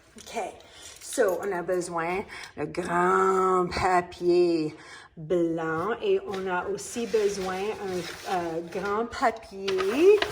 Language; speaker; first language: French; non-native, learner; English